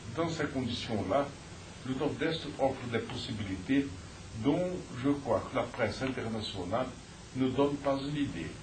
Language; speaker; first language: French; non-native, fluent; Portuguese